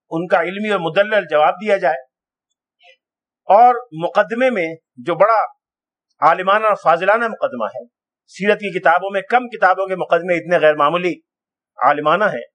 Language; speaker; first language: Urdu; native; Urdu